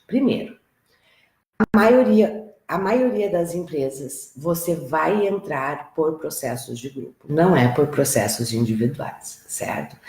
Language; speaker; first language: Portuguese; native; Portuguese